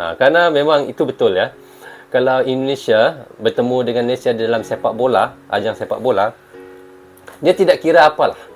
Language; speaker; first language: Malay; native; Malay